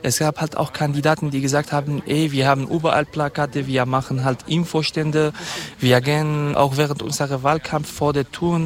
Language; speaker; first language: German; non-native, fluent; Kurdish